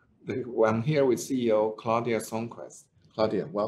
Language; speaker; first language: English; non-native, fluent; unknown